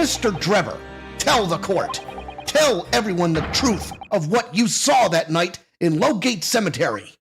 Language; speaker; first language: English; native; English